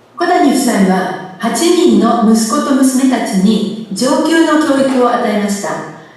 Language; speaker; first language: Japanese; native; Japanese